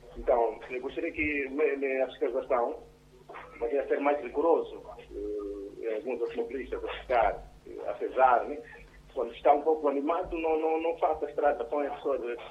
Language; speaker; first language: Portuguese; non-native, local second language; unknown